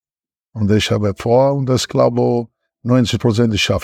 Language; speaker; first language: German; non-native, learner; Italian